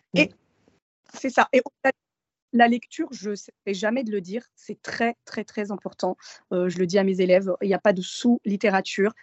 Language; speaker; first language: French; early bilingual, other home language; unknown